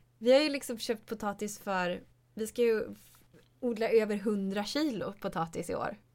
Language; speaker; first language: Swedish; native; Swedish